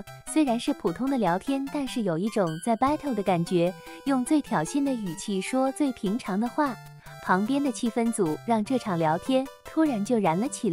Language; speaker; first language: Chinese; native; Chinese